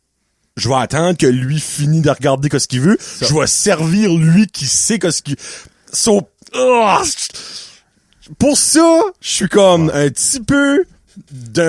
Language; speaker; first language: French; native; French